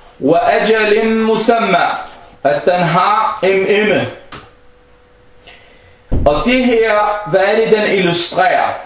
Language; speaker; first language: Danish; non-native, fluent; Arabic